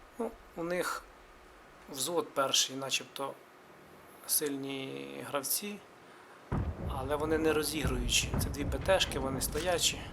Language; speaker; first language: Ukrainian; non-native, local second language; Russian